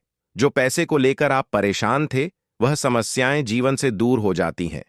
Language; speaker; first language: Hindi; native; Hindi